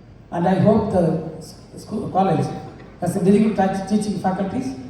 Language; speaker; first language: English; non-native, local second language; Tamil